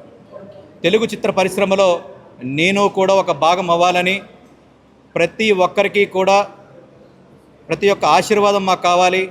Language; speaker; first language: Telugu; native; Telugu